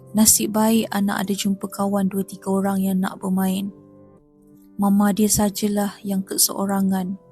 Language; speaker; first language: Malay; native; Malay